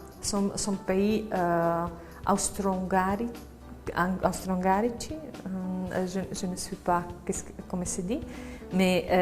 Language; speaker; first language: French; non-native, learner; Slovak